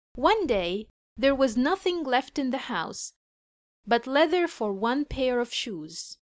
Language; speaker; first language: English; non-native, fluent; Arabic